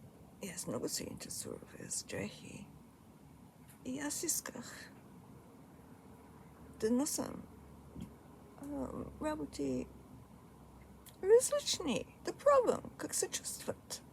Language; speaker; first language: Bulgarian; early bilingual, heritage; Bulgarian